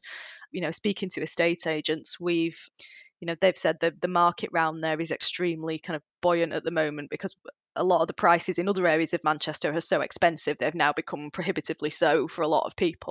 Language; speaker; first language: English; native; English